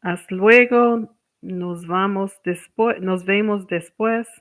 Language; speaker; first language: Spanish; non-native, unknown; English